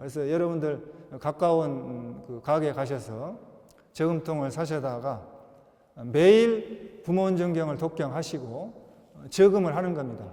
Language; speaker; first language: Korean; native; Korean